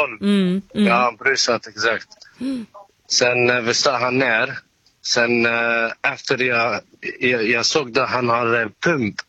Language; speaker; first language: Swedish; non-native, learner; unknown